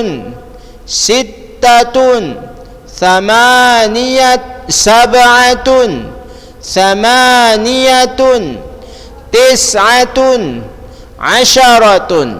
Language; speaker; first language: Arabic; non-native, fluent; Indonesian